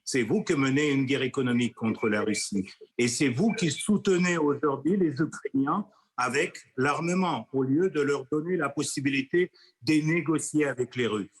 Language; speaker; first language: French; non-native, fluent; Russian